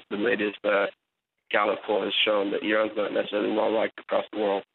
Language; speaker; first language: English; native; English